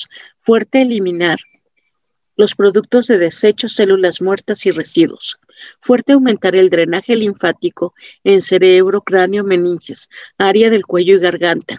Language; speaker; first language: Spanish; native; Spanish